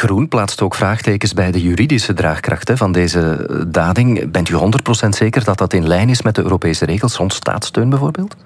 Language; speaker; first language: Dutch; native; Dutch